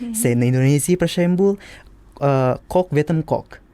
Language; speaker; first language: Albanian; non-native, learner; Indonesian